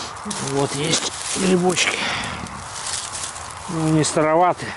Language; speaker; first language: Russian; native; Russian